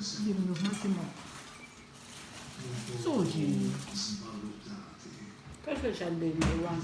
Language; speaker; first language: Italian; non-native, learner; Thai